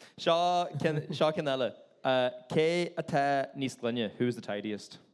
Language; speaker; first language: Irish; non-native, local second language; English